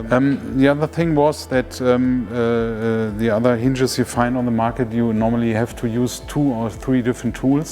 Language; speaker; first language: English; non-native, fluent; German